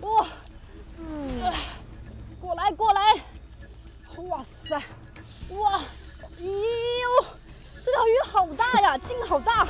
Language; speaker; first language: Chinese; native; Chinese